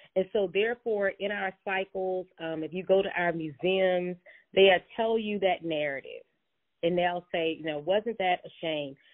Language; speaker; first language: English; native; English